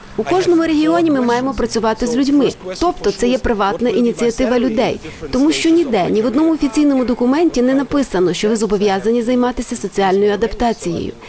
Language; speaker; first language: Ukrainian; native; Ukrainian